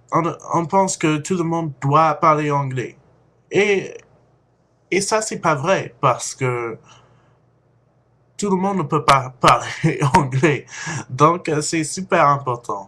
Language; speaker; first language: French; non-native, fluent; English